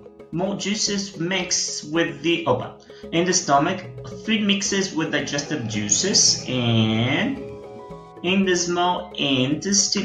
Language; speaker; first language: English; non-native, fluent; Portuguese